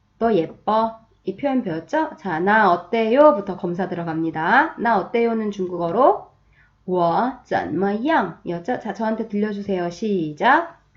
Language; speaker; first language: Korean; native; Korean